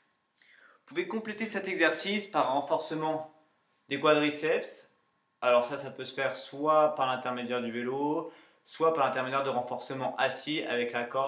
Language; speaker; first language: French; native; French